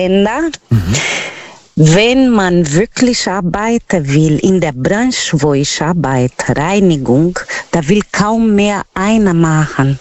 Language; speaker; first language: German; non-native, learner; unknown